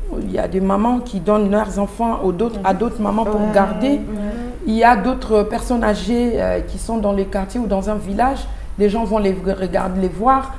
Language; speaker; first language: French; non-native, local second language; Lingala